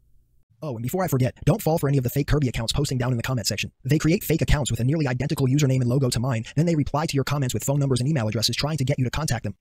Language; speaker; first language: English; native; English